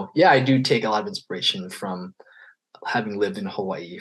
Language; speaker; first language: English; native; English